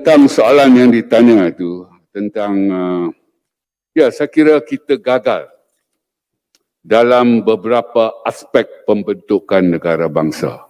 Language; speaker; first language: Malay; native; Malay